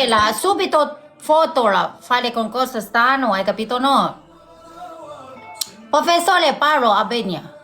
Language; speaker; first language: Italian; non-native, learner; Thai